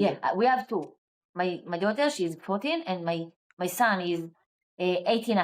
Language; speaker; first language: English; non-native, learner; Hebrew